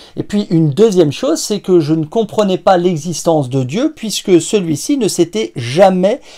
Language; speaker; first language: French; native; French